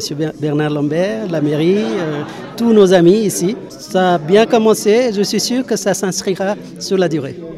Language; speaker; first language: French; non-native, fluent; Nepali